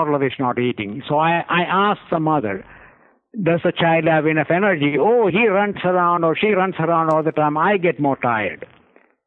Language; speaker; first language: English; non-native, local second language; Malayalam